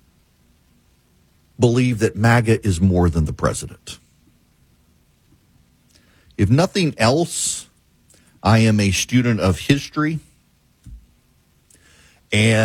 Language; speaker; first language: English; native; English